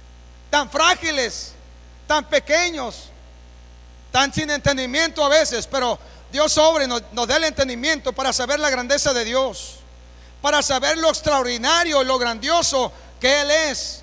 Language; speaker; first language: Spanish; native; Spanish